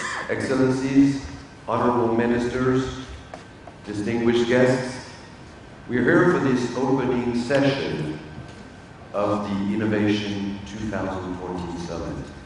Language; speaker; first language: English; non-native, fluent; French